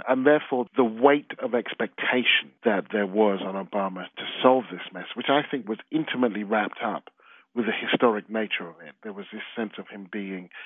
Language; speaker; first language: English; native; English